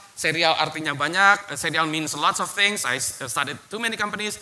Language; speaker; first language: English; non-native, fluent; Indonesian